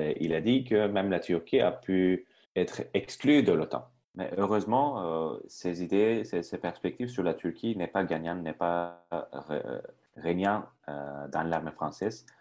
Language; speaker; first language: French; non-native, fluent; Turkish